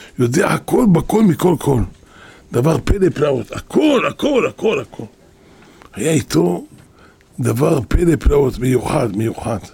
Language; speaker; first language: Hebrew; native; Hebrew